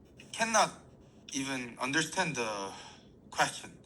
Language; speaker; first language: English; non-native, learner; Korean